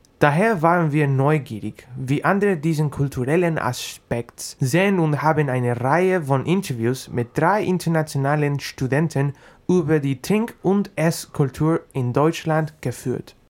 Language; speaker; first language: German; non-native, learner; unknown